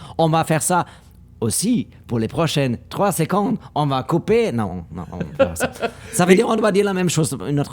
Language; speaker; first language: French; non-native, learner; German